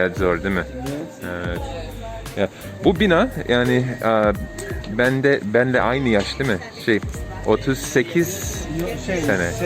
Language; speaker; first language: Turkish; non-native, learner; English